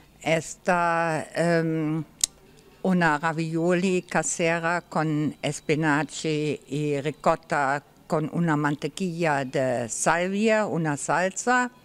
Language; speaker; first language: Spanish; non-native, learner; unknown